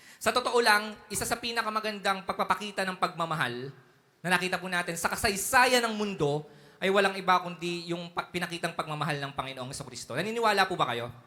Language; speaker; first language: Filipino; native; Filipino